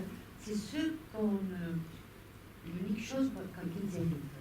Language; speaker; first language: French; non-native, fluent; Spanish